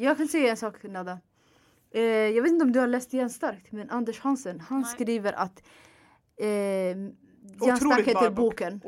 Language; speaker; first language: Swedish; non-native, fluent; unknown